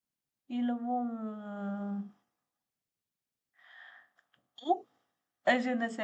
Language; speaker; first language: French; non-native, learner; Chinese